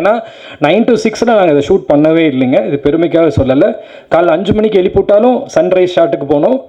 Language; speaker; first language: Tamil; native; Tamil